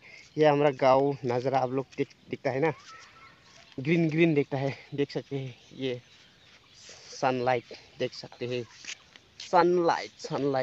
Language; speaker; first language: Hindi; non-native, local second language; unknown